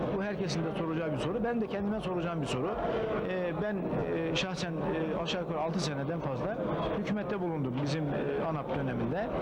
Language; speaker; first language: Turkish; native; Turkish